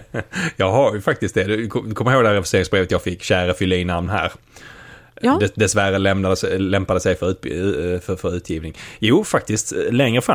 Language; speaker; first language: Swedish; native; Swedish